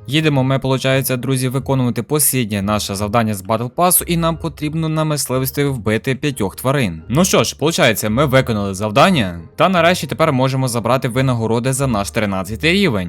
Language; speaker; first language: Ukrainian; native; Ukrainian